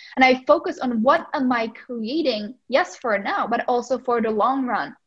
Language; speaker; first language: English; non-native, fluent; Czech